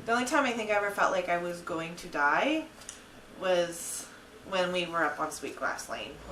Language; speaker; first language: English; native; English